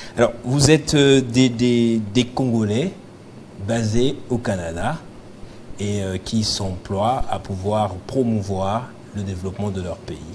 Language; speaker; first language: French; non-native, local second language; Lingala